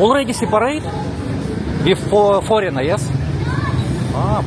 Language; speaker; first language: English; non-native, learner; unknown